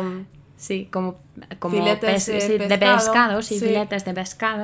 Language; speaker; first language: Spanish; non-native, fluent; Finnish